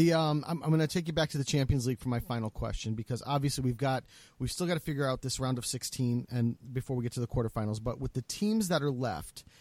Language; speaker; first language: English; native; English